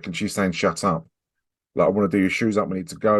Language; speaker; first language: English; native; English